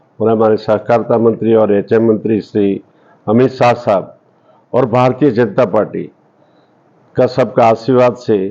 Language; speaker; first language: Hindi; non-native, local second language; Gujarati